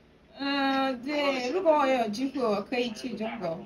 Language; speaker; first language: Chinese; non-native, fluent; Yoruba